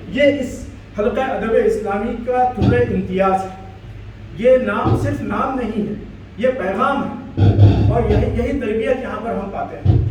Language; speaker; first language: Urdu; native; Urdu